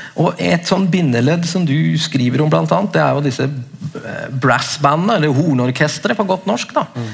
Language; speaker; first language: Norwegian; native; Norwegian